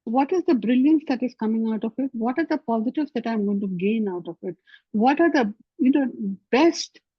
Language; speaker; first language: English; non-native, local second language; Hindi